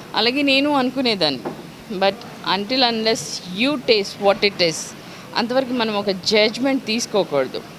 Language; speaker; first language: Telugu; non-native, local second language; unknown